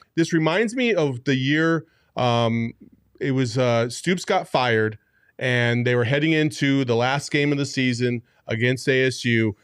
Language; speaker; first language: English; native; English